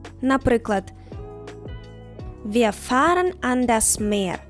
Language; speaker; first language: German; non-native, fluent; Ukrainian